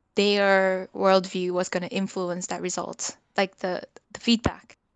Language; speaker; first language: English; early bilingual, other home language; Korean